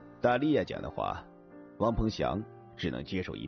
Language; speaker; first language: Chinese; native; Chinese